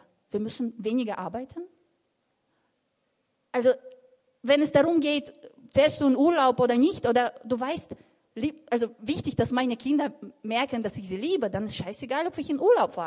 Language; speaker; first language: German; non-native, fluent; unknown